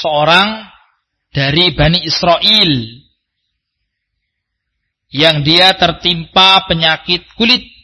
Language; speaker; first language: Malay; non-native, local second language; Javanese